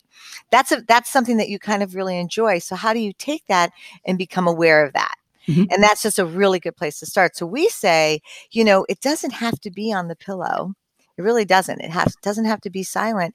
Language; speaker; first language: English; native; English